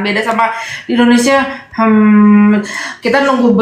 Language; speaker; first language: Indonesian; native; Indonesian